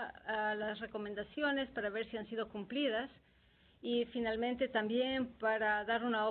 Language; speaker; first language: Spanish; native; Spanish